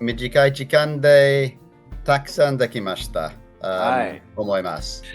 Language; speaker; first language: Japanese; non-native, learner; English